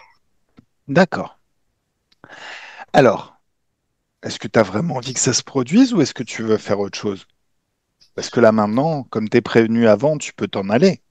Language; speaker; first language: French; native; French